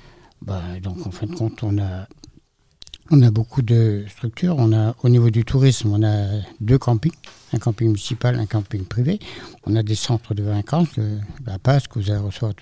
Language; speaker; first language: French; native; French